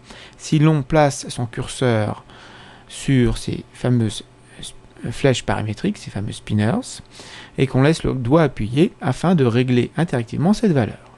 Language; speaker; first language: French; native; French